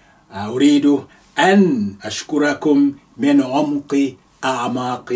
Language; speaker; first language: Arabic; non-native, fluent; Yoruba